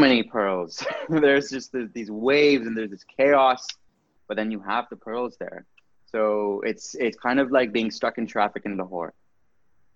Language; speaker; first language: English; non-native, local second language; Urdu